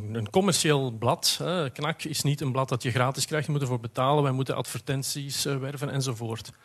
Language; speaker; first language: Dutch; native; Dutch